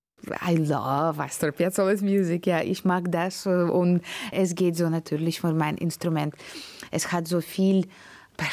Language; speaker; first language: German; non-native, fluent; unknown